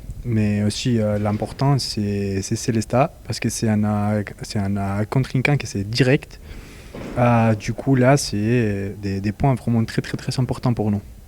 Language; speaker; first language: French; non-native, fluent; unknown